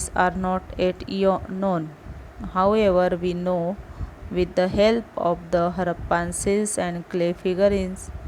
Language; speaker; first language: English; non-native, local second language; Marathi